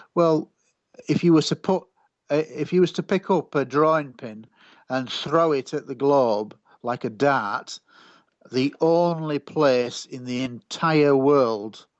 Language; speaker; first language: English; native; English